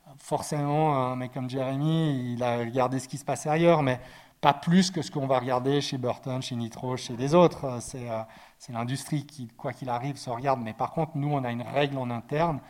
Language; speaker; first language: French; native; French